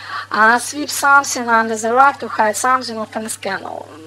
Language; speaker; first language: English; non-native, fluent; Russian